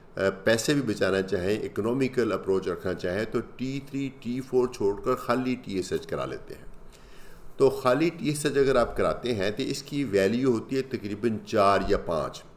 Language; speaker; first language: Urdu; native; Urdu